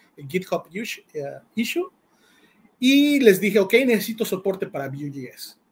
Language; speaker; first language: Spanish; native; Spanish